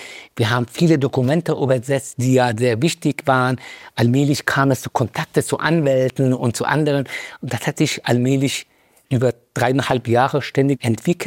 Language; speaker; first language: German; non-native, fluent; Persian